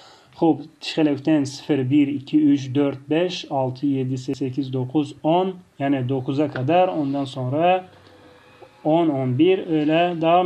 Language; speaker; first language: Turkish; non-native, fluent; Tajik